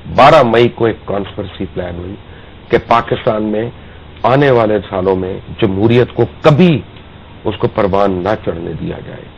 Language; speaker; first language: Urdu; native; Urdu